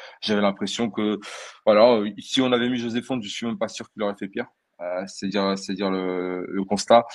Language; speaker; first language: French; early bilingual, other home language; Portuguese